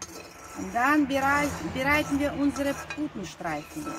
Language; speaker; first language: German; non-native, fluent; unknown